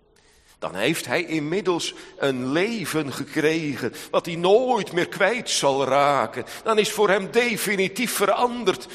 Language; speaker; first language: Dutch; native; Dutch